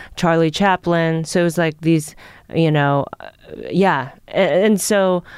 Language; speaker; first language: English; early bilingual, other home language; Japanese